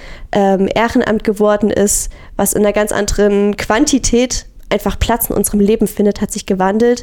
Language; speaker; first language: German; native; German